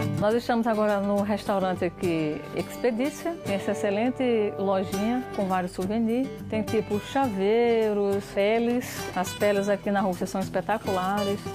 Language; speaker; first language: Portuguese; native; Portuguese